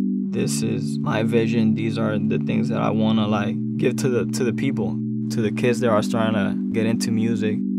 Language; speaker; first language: English; non-native, local second language; Spanish